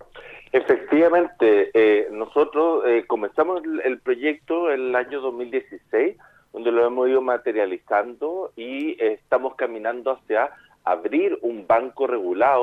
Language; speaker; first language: Spanish; native; Spanish